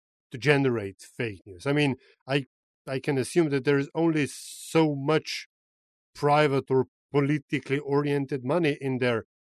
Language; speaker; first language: English; non-native, fluent; Slovenian